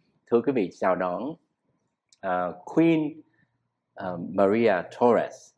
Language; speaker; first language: Vietnamese; native; Vietnamese